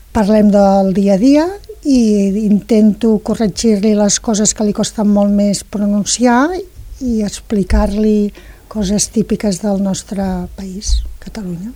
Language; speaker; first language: Catalan; native; Catalan